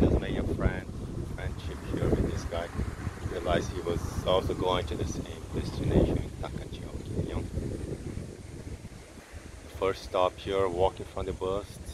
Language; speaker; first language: English; non-native, fluent; Portuguese